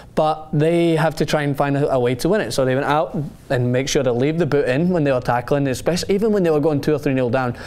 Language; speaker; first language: English; native; English